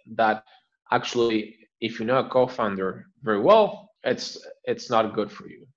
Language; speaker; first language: English; non-native, fluent; Spanish